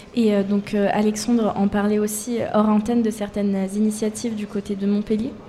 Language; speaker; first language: French; native; French